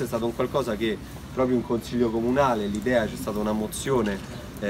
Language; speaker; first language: Italian; native; Italian